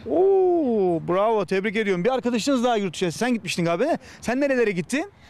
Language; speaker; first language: Turkish; native; Turkish